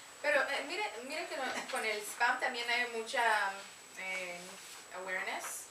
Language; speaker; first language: Spanish; non-native, fluent; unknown